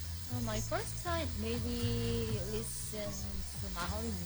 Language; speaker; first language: English; non-native, learner; Korean